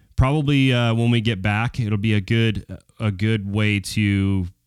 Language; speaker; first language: English; native; English